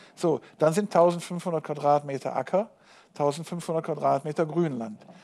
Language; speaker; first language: German; native; German